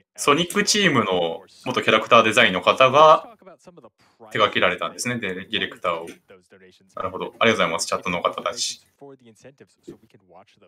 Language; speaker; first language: Japanese; native; Japanese